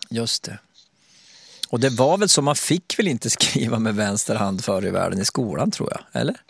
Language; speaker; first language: Swedish; native; Swedish